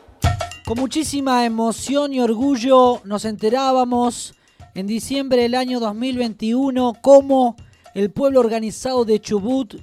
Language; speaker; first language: Spanish; native; Spanish